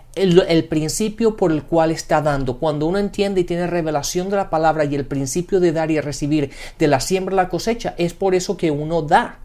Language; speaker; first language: Spanish; early bilingual, heritage; Spanish